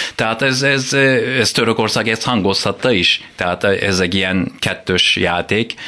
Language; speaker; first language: Hungarian; non-native, fluent; Turkish